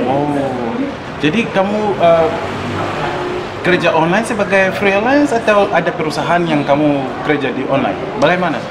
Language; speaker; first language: Indonesian; non-native, fluent; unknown